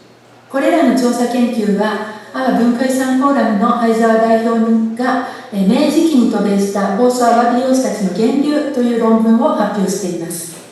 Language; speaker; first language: Japanese; native; Japanese